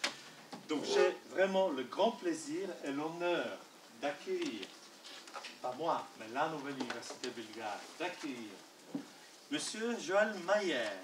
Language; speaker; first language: French; non-native, fluent; Bulgarian